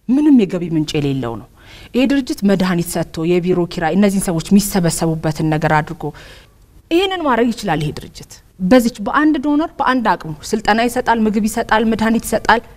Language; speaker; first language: Amharic; native; Amharic